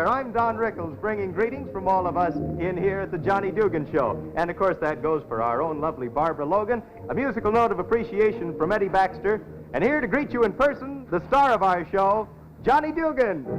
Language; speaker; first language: English; native; English